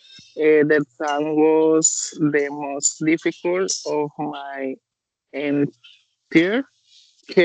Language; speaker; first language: English; non-native, learner; Spanish